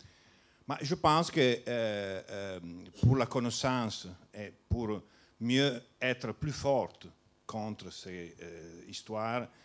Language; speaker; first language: French; non-native, learner; Italian